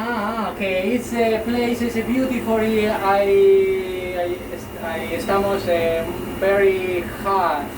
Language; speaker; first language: English; non-native, learner; Spanish